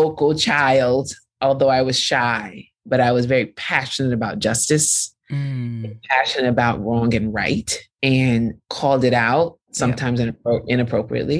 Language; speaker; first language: English; native; English